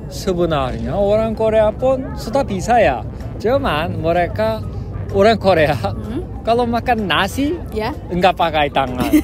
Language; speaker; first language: Indonesian; non-native, fluent; Korean